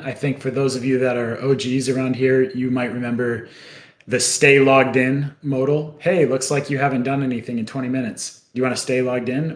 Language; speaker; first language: English; native; English